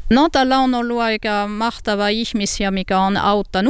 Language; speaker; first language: Finnish; non-native, learner; French